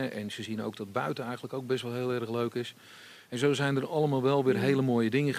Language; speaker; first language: Dutch; native; Dutch